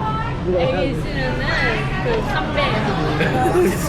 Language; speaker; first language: Korean; non-native, fluent; Vietnamese